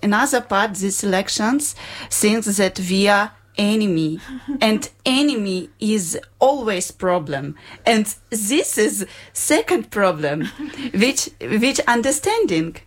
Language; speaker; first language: English; non-native, learner; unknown